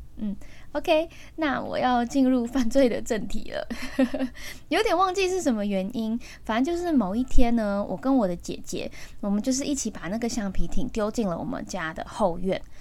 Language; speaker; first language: Chinese; early bilingual, heritage; Chinese